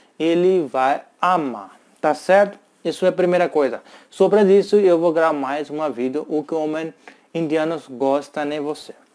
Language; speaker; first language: Portuguese; non-native, learner; Hindi